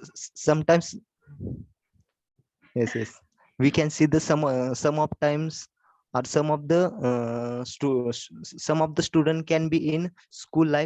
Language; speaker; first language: English; non-native, learner; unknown